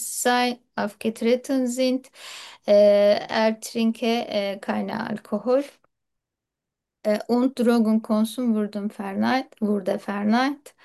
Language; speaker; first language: German; non-native, learner; Turkish